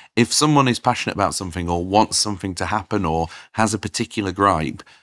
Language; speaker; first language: English; native; English